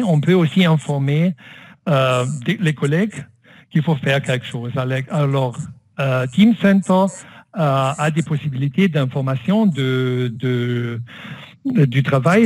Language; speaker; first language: French; non-native, fluent; German